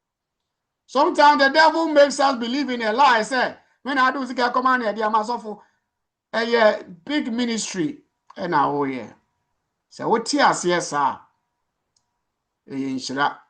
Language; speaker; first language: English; non-native, local second language; Akan